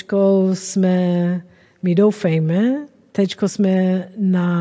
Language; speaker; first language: Czech; non-native, fluent; English